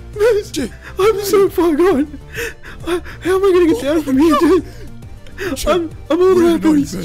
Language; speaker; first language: English; native; English